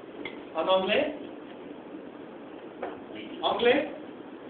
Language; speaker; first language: French; non-native, learner; English